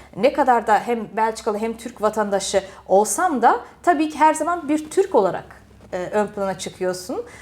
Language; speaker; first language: Turkish; early bilingual, heritage; Turkish